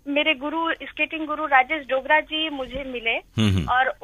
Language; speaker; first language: Hindi; native; Hindi